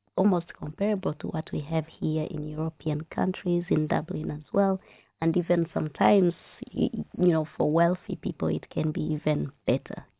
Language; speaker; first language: English; non-native, local second language; Kinyarwanda